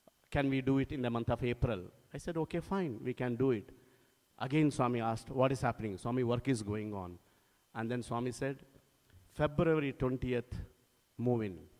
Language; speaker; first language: English; non-native, local second language; Telugu